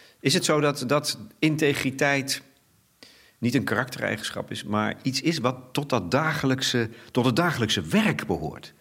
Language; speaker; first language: Dutch; native; Dutch